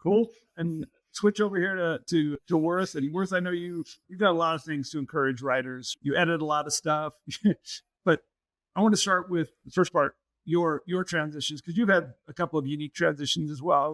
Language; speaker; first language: English; native; English